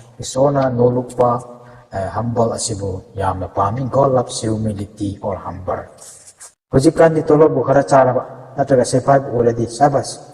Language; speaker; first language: Manipuri; non-native, local second language; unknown